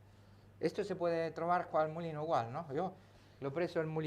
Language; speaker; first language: Spanish; non-native, learner; Italian